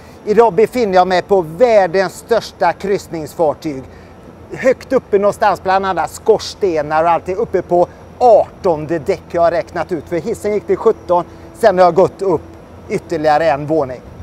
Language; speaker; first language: Swedish; native; Swedish